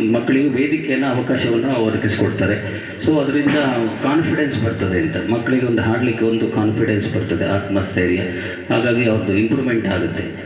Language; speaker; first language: Kannada; native; Kannada